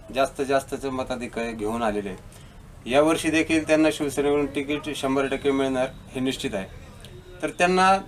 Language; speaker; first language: Marathi; native; Marathi